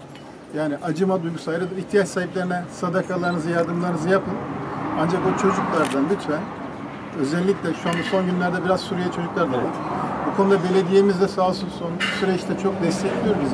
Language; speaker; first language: Turkish; native; Turkish